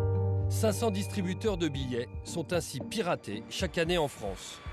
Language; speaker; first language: French; native; French